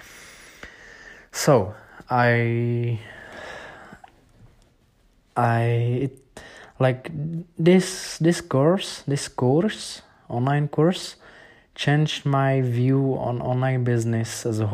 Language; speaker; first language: English; non-native, fluent; Czech